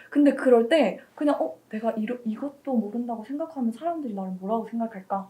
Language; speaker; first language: Korean; native; Korean